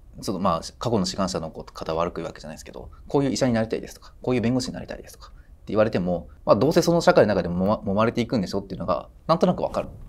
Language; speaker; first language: Japanese; native; Japanese